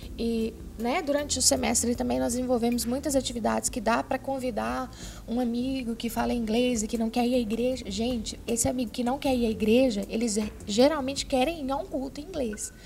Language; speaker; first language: Portuguese; native; Portuguese